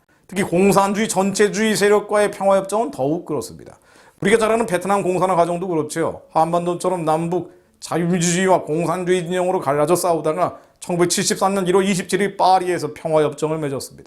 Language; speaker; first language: Korean; native; Korean